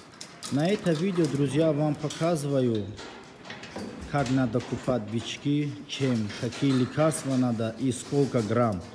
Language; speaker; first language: Russian; non-native, learner; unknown